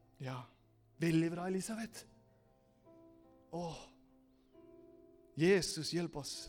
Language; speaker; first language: Norwegian; non-native, fluent; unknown